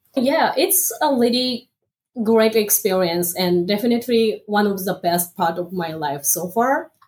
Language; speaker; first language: English; non-native, fluent; Japanese